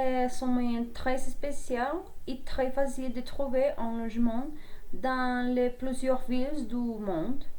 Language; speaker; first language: French; non-native, learner; Spanish